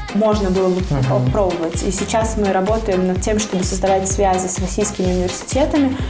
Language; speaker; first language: Russian; native; Russian